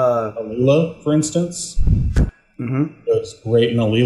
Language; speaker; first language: English; native; English